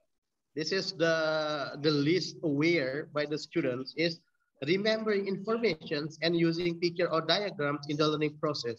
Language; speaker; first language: English; non-native, fluent; Indonesian